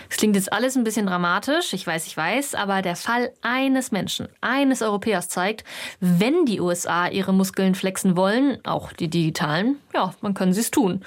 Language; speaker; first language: German; native; German